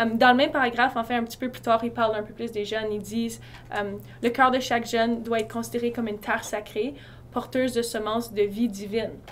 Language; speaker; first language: French; native; French